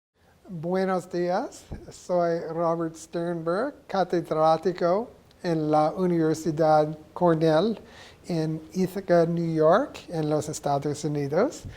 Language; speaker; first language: Spanish; non-native, learner; English